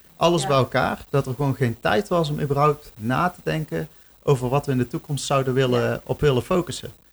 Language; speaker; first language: Dutch; native; Dutch